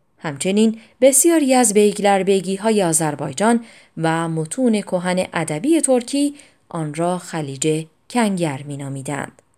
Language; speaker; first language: Persian; non-native, local second language; Azerbaijani